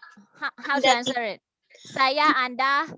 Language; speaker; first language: Indonesian; non-native, learner; Thai